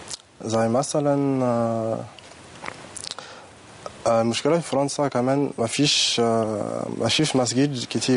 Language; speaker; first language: Arabic; non-native, learner; French